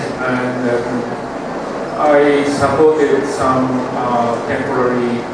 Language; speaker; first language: English; non-native, learner; Japanese